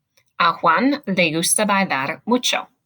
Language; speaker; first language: Spanish; non-native, learner; English